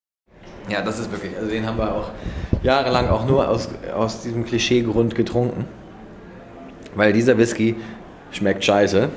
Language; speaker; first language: German; native; German